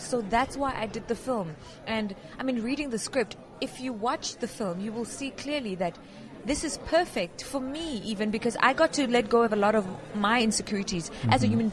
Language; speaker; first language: English; non-native, local second language; Venda